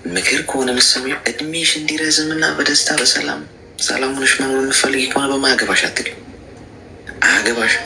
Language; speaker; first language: Amharic; native; Amharic